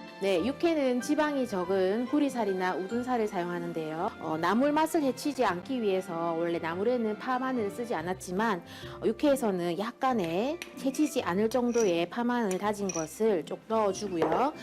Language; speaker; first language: Korean; native; Korean